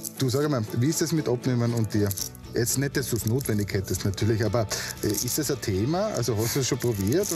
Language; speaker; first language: German; native; German